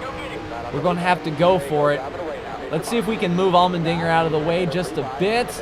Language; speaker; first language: English; native; English